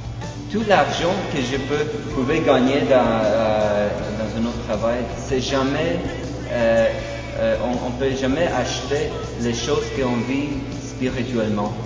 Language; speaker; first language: French; non-native, fluent; Polish